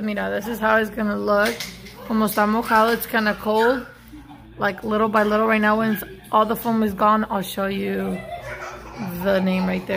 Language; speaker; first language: English; early bilingual, other home language; Spanish